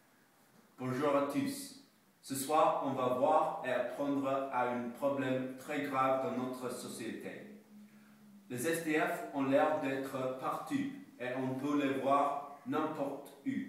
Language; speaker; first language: French; non-native, learner; English